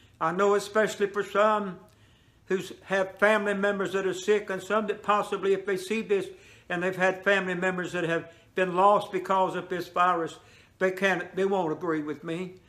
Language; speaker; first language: English; native; English